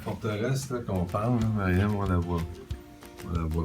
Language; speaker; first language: French; native; French